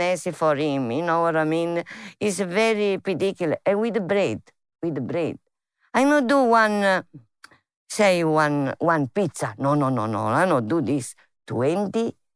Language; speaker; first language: English; non-native, learner; Italian